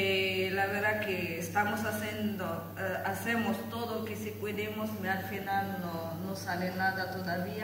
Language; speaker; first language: Spanish; non-native, learner; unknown